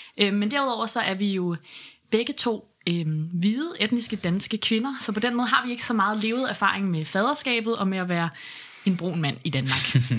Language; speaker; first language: Danish; native; Danish